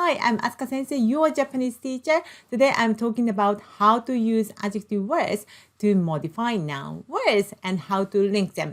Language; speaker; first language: English; non-native, local second language; Japanese